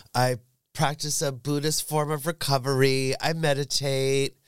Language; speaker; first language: English; native; English